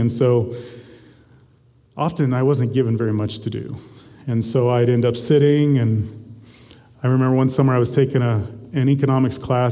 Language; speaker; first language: English; native; English